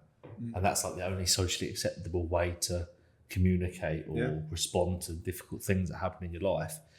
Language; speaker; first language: English; native; English